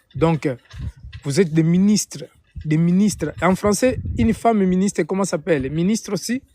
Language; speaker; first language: French; non-native, fluent; Portuguese